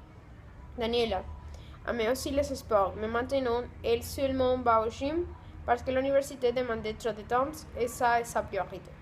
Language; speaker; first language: French; non-native, learner; Spanish